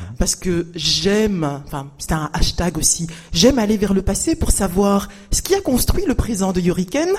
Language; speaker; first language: French; native; French